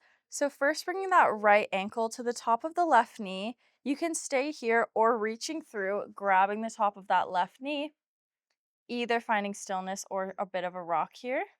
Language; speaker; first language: English; native; English